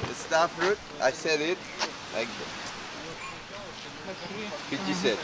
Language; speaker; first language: English; non-native, local second language; Seselwa Creole French